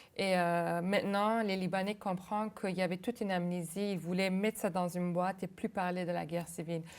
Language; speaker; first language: French; non-native, local second language; Arabic